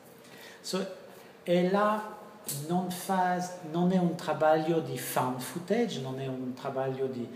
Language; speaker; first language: Portuguese; non-native, fluent; French